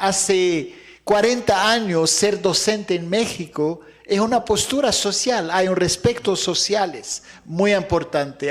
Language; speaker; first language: Spanish; non-native, fluent; Arabic